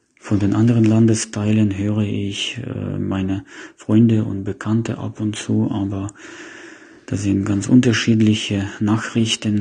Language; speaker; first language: German; non-native, fluent; Ukrainian